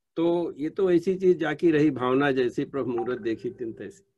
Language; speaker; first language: Hindi; native; Hindi